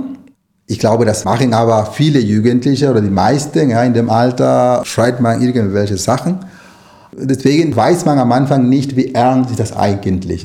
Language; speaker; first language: German; non-native, fluent; Spanish